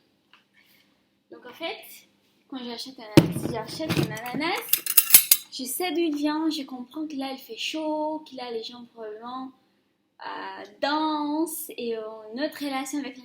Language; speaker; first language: French; non-native, fluent; Portuguese